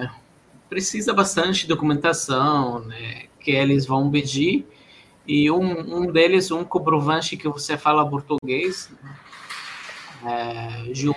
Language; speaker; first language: Portuguese; non-native, fluent; Arabic